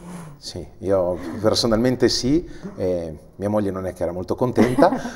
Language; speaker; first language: Italian; native; Italian